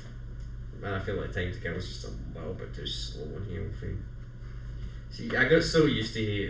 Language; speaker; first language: English; native; English